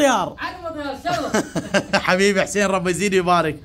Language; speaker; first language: Arabic; native; Arabic